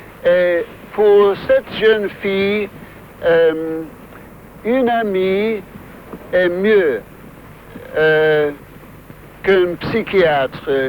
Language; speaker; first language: French; non-native, fluent; English